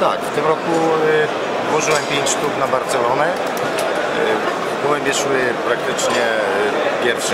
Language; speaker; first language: Polish; native; Polish